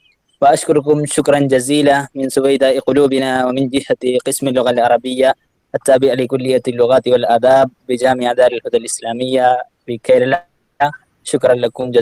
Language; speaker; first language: Arabic; non-native, fluent; Malayalam